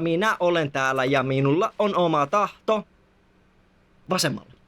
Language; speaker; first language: Finnish; native; Finnish